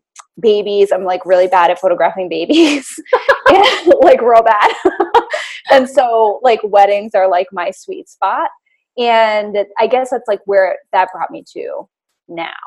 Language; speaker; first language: English; native; English